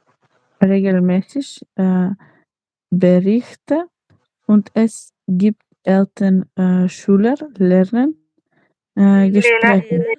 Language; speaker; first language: German; non-native, learner; Macedonian